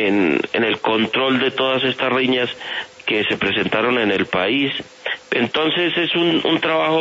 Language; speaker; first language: Spanish; native; Spanish